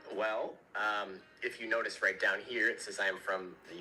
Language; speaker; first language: English; native; English